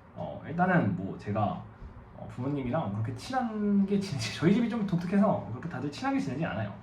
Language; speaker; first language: Korean; native; Korean